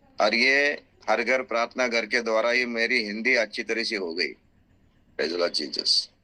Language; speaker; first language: Hindi; non-native, local second language; Marathi